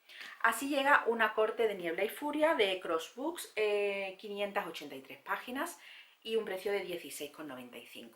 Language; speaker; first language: Spanish; native; Spanish